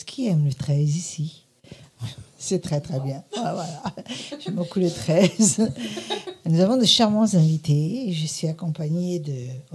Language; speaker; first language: French; native; French